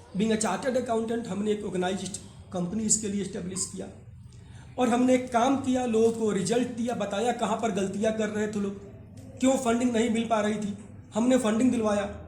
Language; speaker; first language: Hindi; native; Hindi